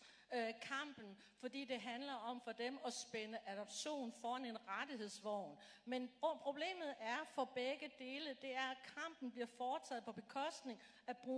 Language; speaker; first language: Danish; native; Danish